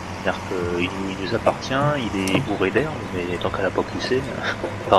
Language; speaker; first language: French; native; French